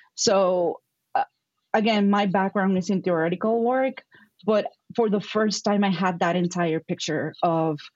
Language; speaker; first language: English; non-native, fluent; Spanish